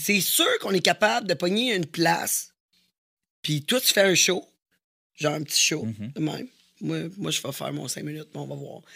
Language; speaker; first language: French; native; French